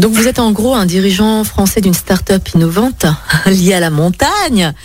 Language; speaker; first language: French; native; French